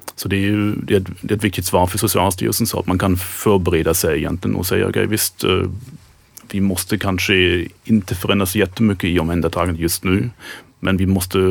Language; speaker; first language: Swedish; non-native, fluent; German